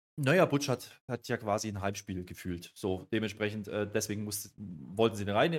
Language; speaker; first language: German; native; German